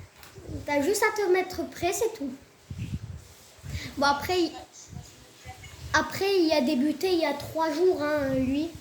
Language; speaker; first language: French; native; French